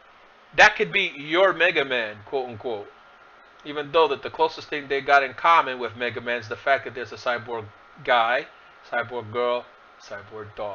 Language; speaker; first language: English; native; English